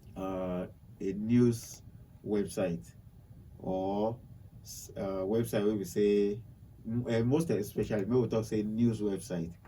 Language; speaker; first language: Nigerian Pidgin; non-native, local second language; Yoruba